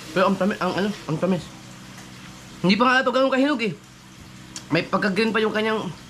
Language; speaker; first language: Filipino; non-native, local second language; Cebuano